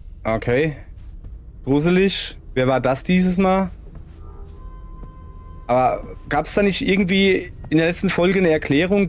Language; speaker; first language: German; native; German